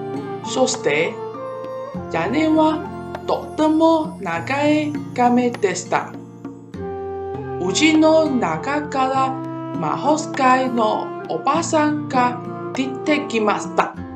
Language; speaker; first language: Japanese; non-native, learner; Malay